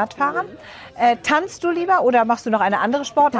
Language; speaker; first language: German; native; German